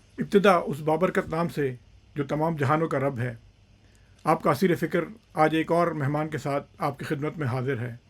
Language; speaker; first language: Urdu; native; Urdu